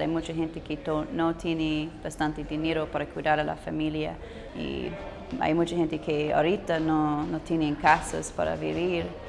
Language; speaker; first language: Spanish; non-native, learner; English